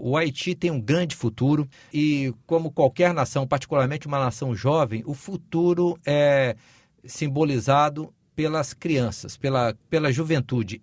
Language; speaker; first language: Portuguese; native; Portuguese